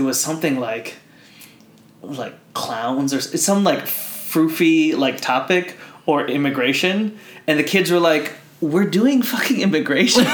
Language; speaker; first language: English; early bilingual, other home language; Filipino